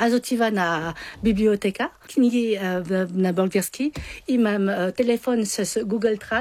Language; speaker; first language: Bulgarian; non-native, learner; French